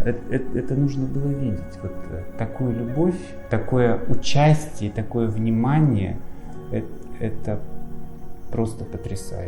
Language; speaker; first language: Russian; native; Russian